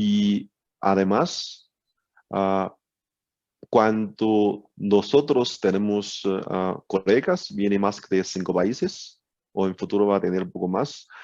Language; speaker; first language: Spanish; non-native, learner; Chinese